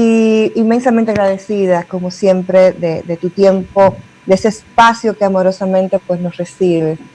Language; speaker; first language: Spanish; native; Spanish